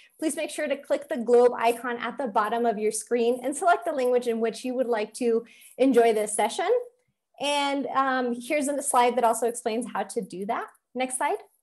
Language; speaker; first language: English; early bilingual, other home language; Spanish